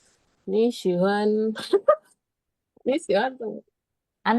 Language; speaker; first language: Chinese; non-native, learner; Indonesian